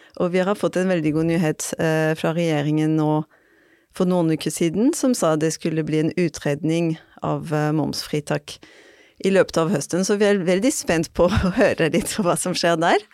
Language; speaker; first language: Norwegian; non-native, fluent; French